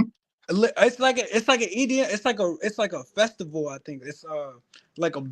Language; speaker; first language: English; native; English